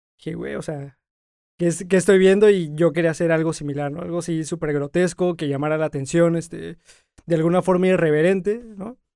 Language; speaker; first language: Spanish; native; Spanish